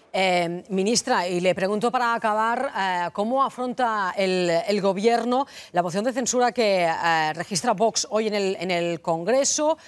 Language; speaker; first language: Spanish; non-native, local second language; Catalan